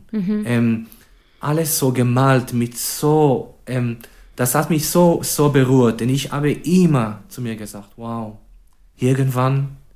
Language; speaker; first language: German; non-native, fluent; Hebrew